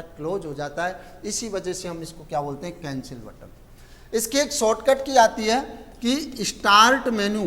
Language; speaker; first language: Hindi; native; Hindi